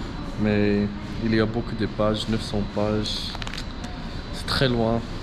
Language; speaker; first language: French; non-native, learner; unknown